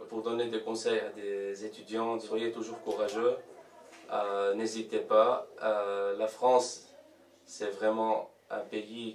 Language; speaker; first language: French; non-native, local second language; Arabic